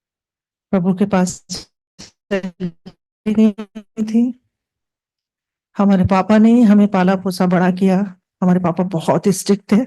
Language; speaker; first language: Hindi; native; Hindi